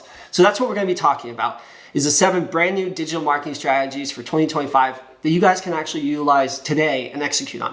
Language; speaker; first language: English; native; English